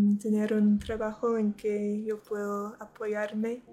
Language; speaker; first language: Spanish; non-native, learner; English